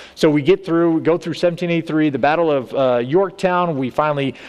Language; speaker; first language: English; native; English